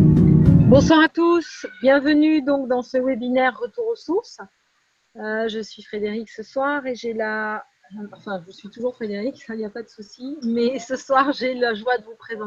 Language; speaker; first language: French; native; French